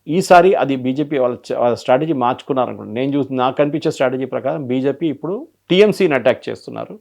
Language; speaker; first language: Telugu; non-native, local second language; Malayalam